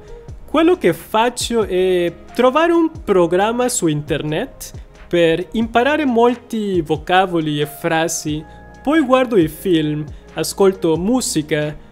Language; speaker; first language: Italian; non-native, fluent; Spanish